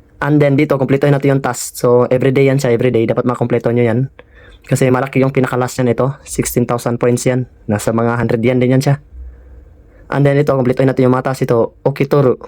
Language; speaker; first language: Filipino; non-native, local second language; Cebuano